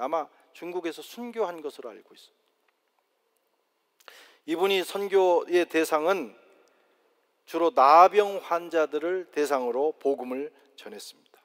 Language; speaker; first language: Korean; native; Korean